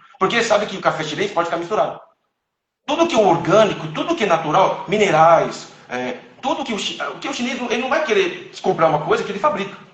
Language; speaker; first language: Portuguese; non-native, fluent; Chinese